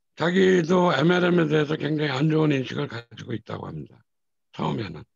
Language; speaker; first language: Korean; native; Korean